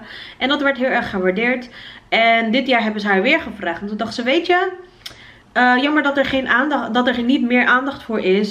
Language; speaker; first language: Dutch; native; Dutch